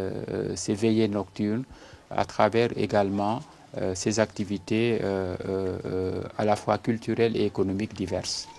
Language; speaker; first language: French; non-native, local second language; Serer